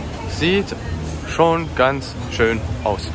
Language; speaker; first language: German; native; German